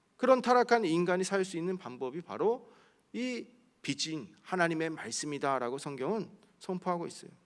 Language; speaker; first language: Korean; early bilingual, heritage; Korean